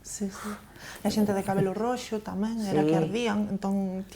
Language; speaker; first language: Galician; native; Galician